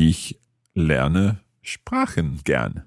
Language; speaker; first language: German; non-native, learner; English